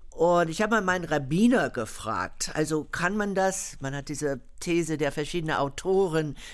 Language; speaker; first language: German; non-native, fluent; English